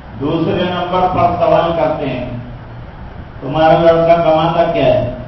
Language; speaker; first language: Urdu; non-native, local second language; Gujarati